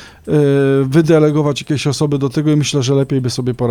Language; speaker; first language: Polish; native; Polish